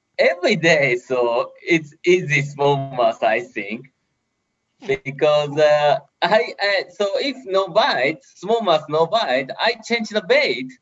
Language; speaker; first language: English; non-native, learner; Japanese